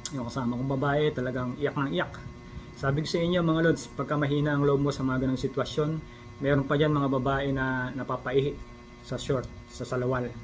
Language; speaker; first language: Filipino; native; Filipino